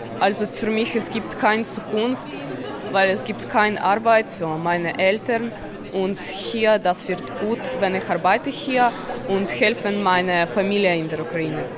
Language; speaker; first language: German; non-native, learner; Ukrainian